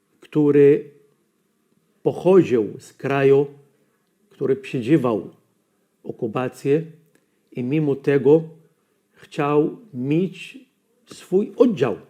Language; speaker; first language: Polish; non-native, learner; Arabic